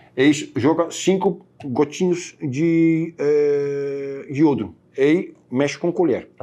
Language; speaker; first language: Portuguese; non-native, fluent; Dutch